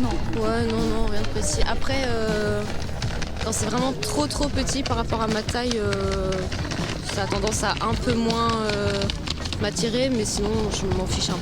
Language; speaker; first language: French; native; French